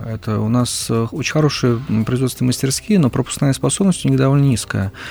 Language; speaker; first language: Russian; native; Russian